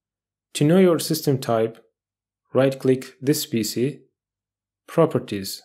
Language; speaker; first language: English; non-native, fluent; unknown